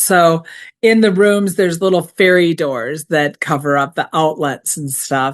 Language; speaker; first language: English; native; English